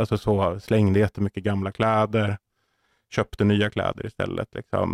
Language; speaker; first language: Swedish; native; Swedish